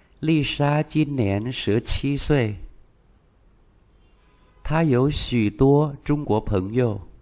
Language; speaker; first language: Chinese; non-native, fluent; Vietnamese